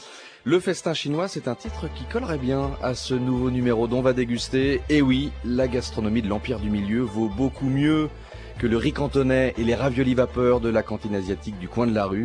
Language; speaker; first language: French; native; French